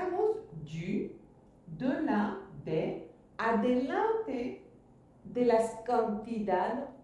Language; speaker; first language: Spanish; non-native, fluent; French